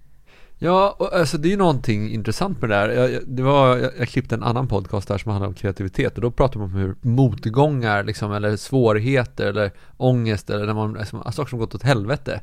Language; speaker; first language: Swedish; native; Swedish